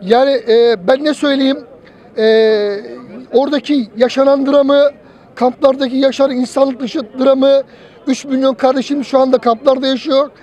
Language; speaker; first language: Turkish; native; Turkish